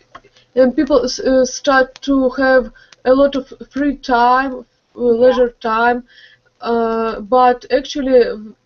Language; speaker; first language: English; non-native, learner; Russian